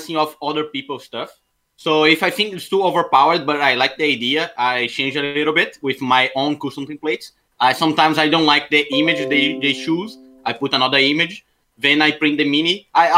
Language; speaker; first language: English; non-native, fluent; Portuguese